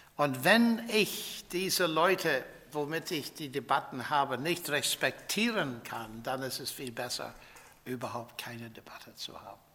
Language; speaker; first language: German; non-native, fluent; English